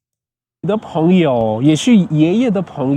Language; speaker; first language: Chinese; non-native, fluent; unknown